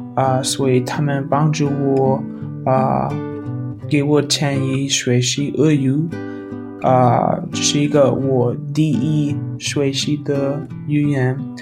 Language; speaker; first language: Chinese; non-native, learner; Russian